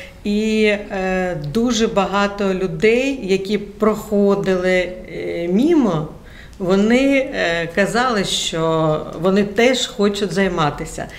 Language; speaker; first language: Ukrainian; non-native, local second language; Russian